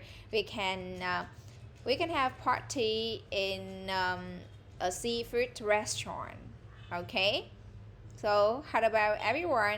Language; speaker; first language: English; non-native, fluent; Vietnamese